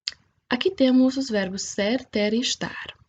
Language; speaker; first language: Portuguese; non-native, fluent; English